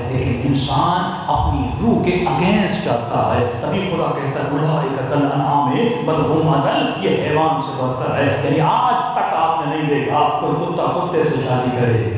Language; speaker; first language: Urdu; early bilingual, heritage; Urdu